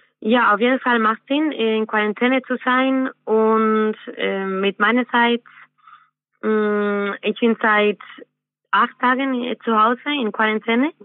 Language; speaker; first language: German; non-native, fluent; Spanish